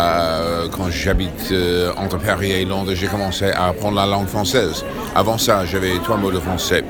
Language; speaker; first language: French; non-native, fluent; English